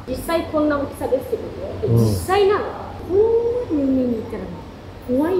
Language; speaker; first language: Japanese; native; Japanese